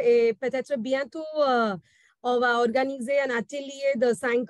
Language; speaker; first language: French; non-native, fluent; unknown